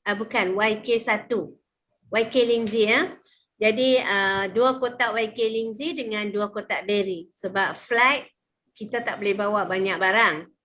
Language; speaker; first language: Malay; native; Malay